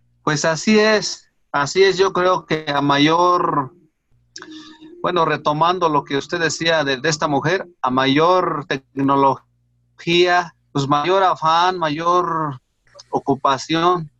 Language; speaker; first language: Spanish; native; Spanish